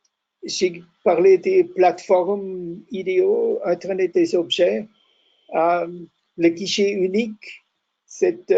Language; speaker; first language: French; non-native, fluent; German